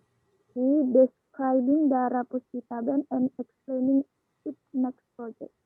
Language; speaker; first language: English; non-native, learner; Indonesian